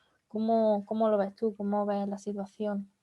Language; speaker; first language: Spanish; native; Spanish